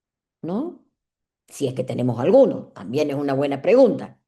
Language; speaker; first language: Spanish; native; Spanish